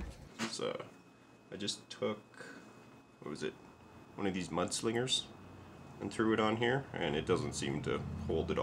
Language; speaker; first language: English; native; English